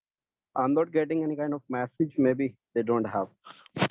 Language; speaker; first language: English; non-native, fluent; Urdu